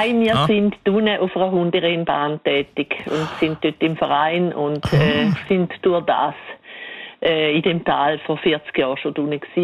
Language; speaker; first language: German; native; German